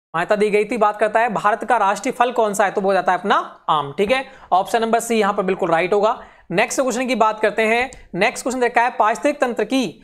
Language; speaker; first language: Hindi; native; Hindi